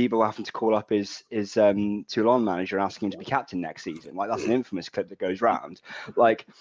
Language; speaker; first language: English; native; English